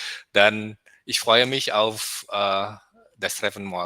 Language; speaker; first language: German; non-native, fluent; Indonesian